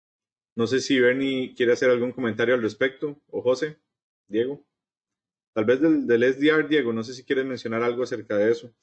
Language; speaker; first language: Spanish; native; Spanish